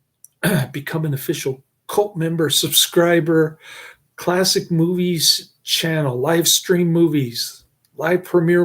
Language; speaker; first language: English; native; English